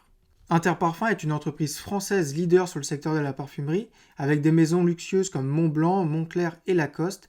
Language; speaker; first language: French; native; French